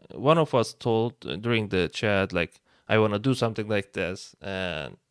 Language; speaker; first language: English; non-native, fluent; Turkish